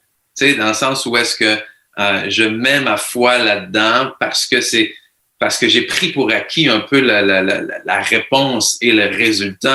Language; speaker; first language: French; native; French